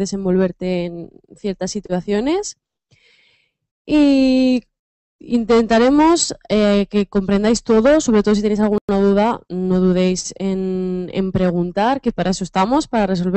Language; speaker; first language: Spanish; native; Spanish